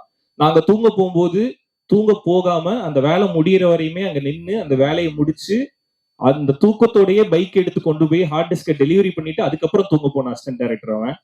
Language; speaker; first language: Tamil; native; Tamil